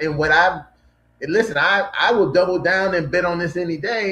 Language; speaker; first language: English; native; English